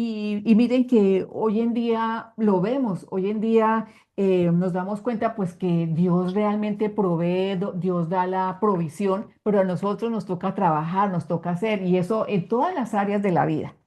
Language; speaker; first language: Spanish; native; Spanish